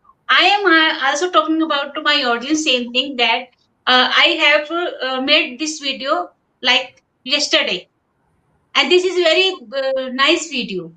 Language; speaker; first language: English; non-native, local second language; Hindi